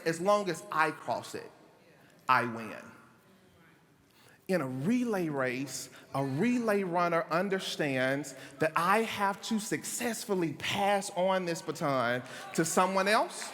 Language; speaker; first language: English; native; English